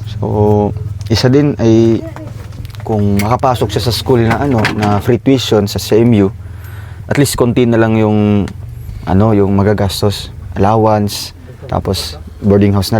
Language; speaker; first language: Filipino; non-native, local second language; Cebuano